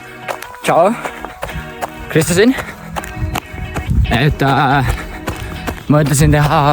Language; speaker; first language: Estonian; native; Estonian